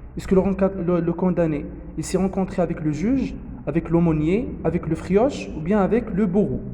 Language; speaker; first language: French; non-native, local second language; Arabic